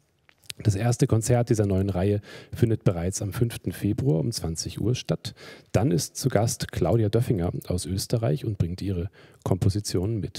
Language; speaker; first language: German; native; German